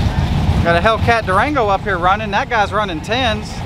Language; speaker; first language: English; native; English